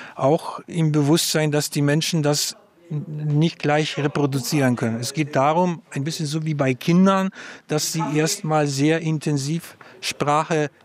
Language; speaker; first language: German; early bilingual, other home language; Polish